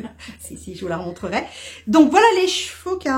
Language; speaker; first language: French; native; French